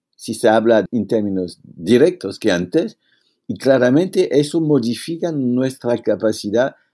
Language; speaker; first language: Spanish; non-native, fluent; French